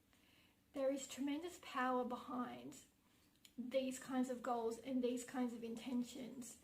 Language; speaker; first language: English; native; English